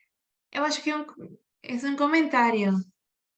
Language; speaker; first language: Portuguese; non-native, fluent; Spanish